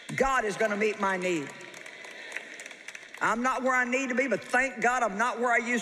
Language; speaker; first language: English; native; English